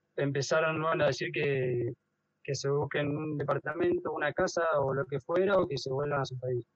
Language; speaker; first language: Spanish; native; Spanish